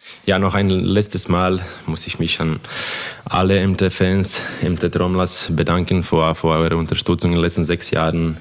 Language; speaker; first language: German; non-native, fluent; Croatian